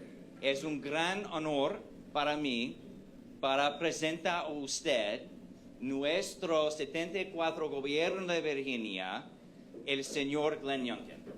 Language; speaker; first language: Spanish; non-native, fluent; English